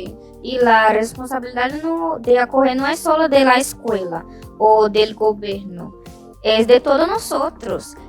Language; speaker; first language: Spanish; non-native, learner; Portuguese